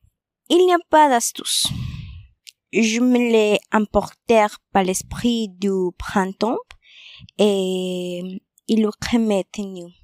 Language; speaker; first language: French; non-native, learner; Spanish